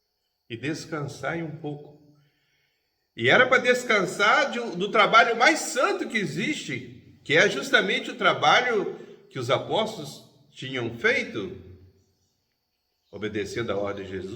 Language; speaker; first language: Portuguese; native; Portuguese